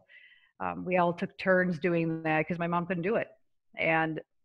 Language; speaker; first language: English; native; English